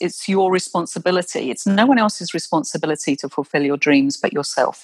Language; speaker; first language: English; native; English